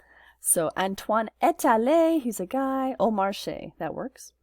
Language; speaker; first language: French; non-native, learner; English